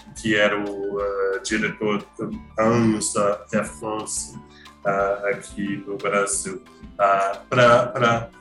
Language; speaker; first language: Portuguese; non-native, fluent; English